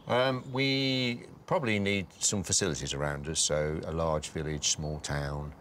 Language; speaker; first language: English; native; English